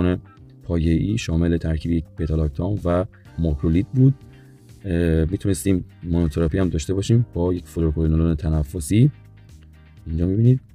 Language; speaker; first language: Persian; native; Persian